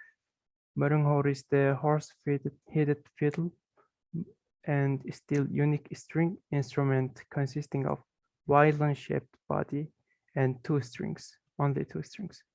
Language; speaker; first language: English; non-native, fluent; Mongolian